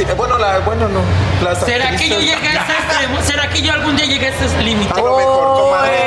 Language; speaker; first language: Spanish; native; Spanish